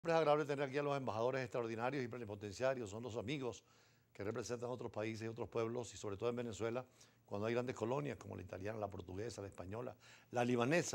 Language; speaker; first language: Spanish; native; Spanish